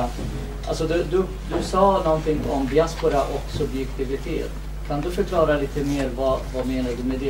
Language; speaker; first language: Swedish; non-native, fluent; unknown